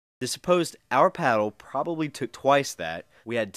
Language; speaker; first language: English; native; English